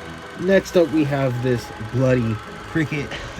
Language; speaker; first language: English; native; English